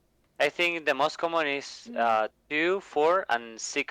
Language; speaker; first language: English; non-native, learner; Spanish